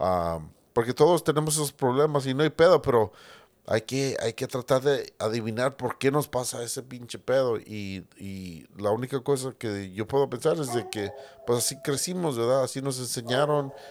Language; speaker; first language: Spanish; early bilingual, heritage; Spanish